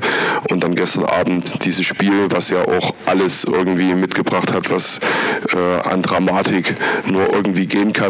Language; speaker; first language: German; native; German